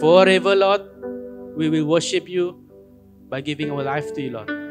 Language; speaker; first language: English; non-native, local second language; Malay